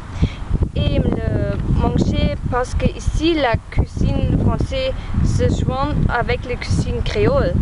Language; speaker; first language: French; non-native, learner; German